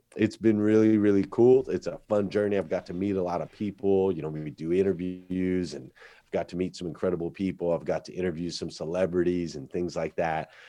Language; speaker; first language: English; native; English